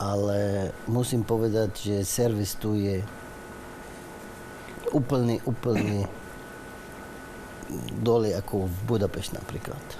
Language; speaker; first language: Slovak; non-native, learner; Arabic